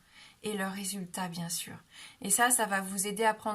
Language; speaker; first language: French; native; French